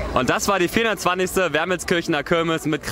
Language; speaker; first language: German; native; German